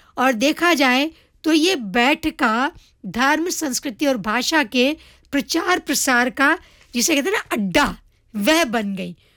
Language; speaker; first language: Hindi; early bilingual, heritage; Hindi